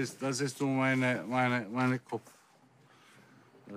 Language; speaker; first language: German; non-native, learner; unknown